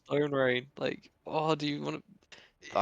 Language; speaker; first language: English; native; English